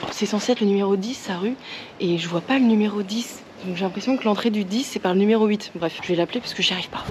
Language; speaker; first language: French; native; French